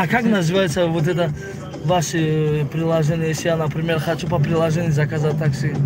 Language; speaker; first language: Russian; non-native, local second language; Tajik